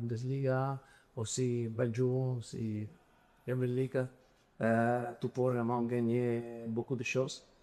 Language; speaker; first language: French; non-native, fluent; Italian